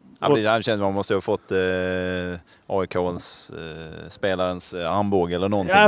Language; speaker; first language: Swedish; native; Swedish